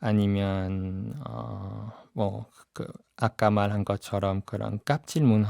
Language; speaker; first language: Korean; non-native, fluent; English